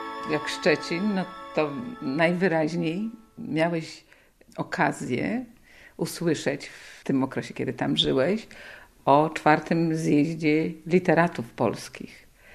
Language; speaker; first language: Polish; native; Polish